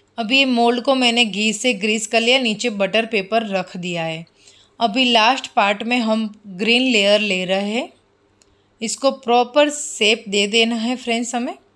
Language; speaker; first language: Hindi; non-native, local second language; Gujarati